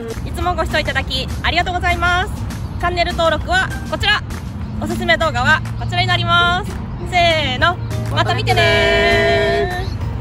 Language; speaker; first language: Japanese; native; Japanese